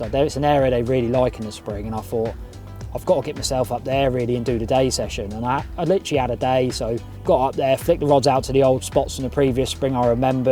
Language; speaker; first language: English; native; English